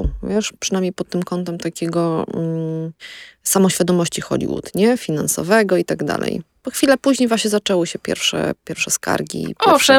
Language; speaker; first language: Polish; native; Polish